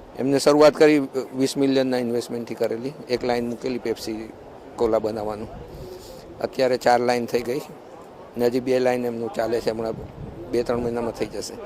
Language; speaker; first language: Gujarati; early bilingual, heritage; Gujarati